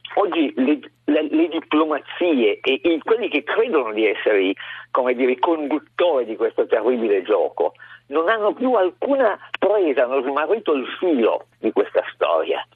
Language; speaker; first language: Italian; native; Italian